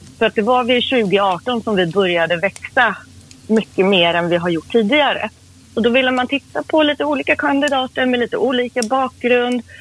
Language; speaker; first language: Swedish; early bilingual, other home language; Persian